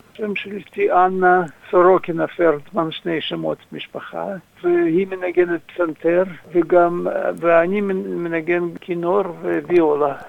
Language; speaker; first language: Hebrew; non-native, fluent; Russian